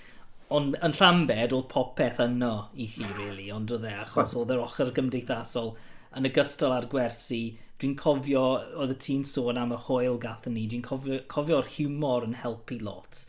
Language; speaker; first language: Welsh; non-native, local second language; English